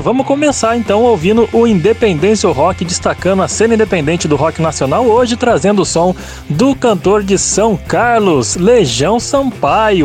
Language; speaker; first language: Portuguese; native; Portuguese